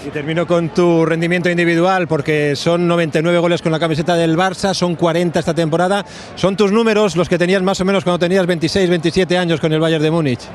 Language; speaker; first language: Spanish; native; Spanish